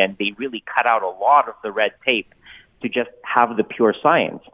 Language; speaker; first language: English; native; English